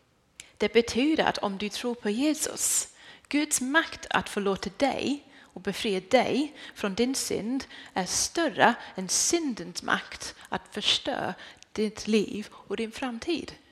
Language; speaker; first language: Swedish; non-native, fluent; English